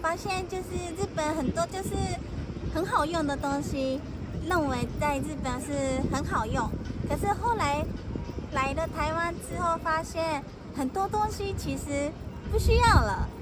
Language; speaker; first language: Chinese; early bilingual, heritage; Japanese